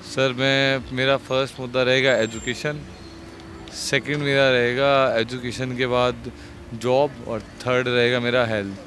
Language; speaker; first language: Hindi; native; Hindi